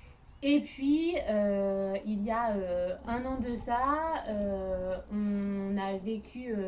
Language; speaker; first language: French; native; French